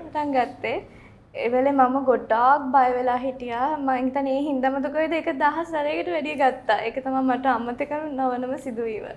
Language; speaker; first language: Sinhala; native; Sinhala